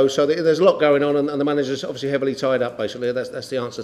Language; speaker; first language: English; native; English